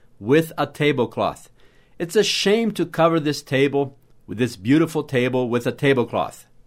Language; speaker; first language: English; native; English